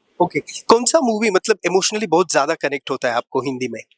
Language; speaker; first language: Hindi; non-native, local second language; Kannada